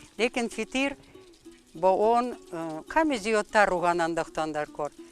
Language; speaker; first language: Tajik; non-native, fluent; Russian